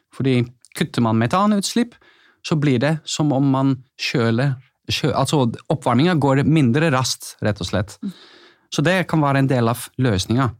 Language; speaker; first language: Norwegian; non-native, fluent; Dutch